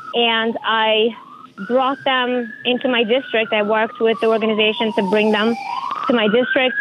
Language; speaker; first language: English; early bilingual, other home language; Ukrainian